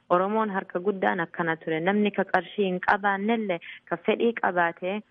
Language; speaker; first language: Oromo; early bilingual, heritage; Oromo